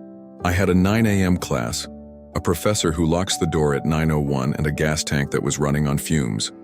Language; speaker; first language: English; native; English